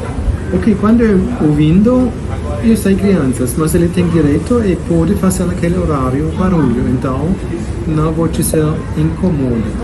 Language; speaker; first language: Portuguese; non-native, learner; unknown